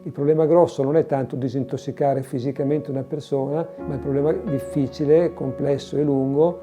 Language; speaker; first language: Italian; native; Italian